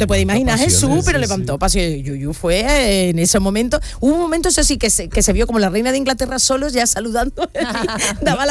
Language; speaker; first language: Spanish; native; Spanish